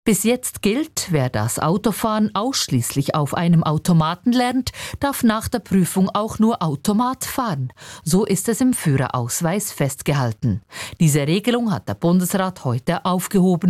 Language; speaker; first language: German; native; German